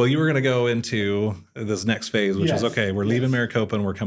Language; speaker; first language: English; native; English